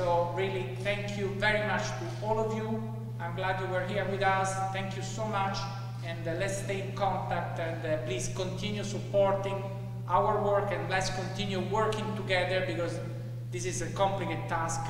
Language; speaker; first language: English; non-native, fluent; Italian